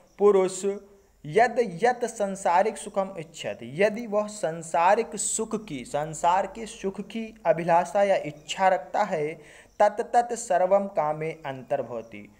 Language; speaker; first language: Hindi; native; Hindi